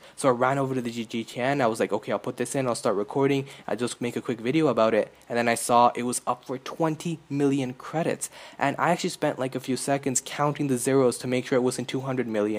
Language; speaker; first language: English; native; English